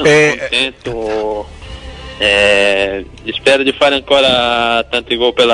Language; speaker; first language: Italian; non-native, fluent; Portuguese